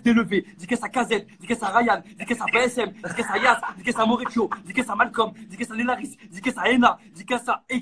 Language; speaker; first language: French; native; French